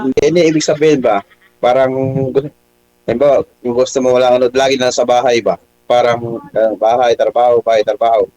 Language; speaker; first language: Filipino; native; Filipino